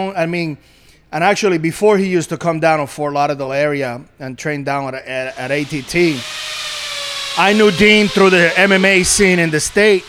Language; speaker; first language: English; non-native, fluent; Spanish